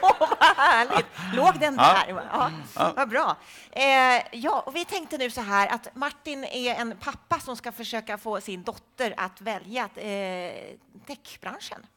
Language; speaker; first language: Swedish; native; Swedish